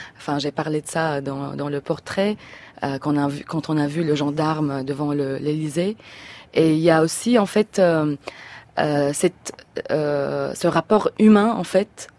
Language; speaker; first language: French; non-native, fluent; Arabic